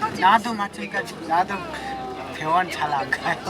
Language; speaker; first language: Korean; non-native, learner; Nepali